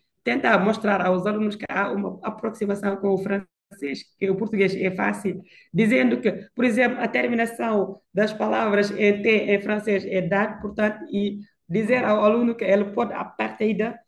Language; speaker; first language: Portuguese; non-native, fluent; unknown